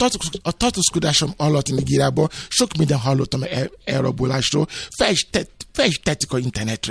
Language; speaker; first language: Hungarian; non-native, learner; Yoruba